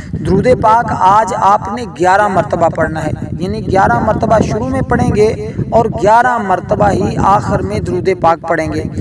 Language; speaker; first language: Urdu; non-native, local second language; Punjabi